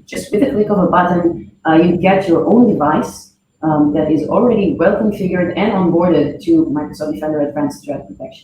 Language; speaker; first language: English; non-native, fluent; Hebrew